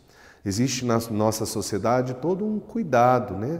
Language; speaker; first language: Portuguese; native; Portuguese